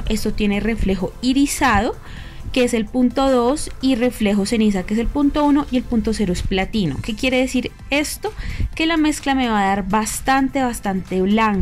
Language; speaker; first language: Spanish; native; Spanish